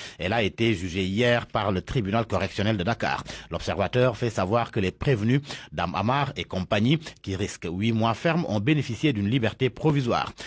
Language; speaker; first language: French; non-native, local second language; Wolof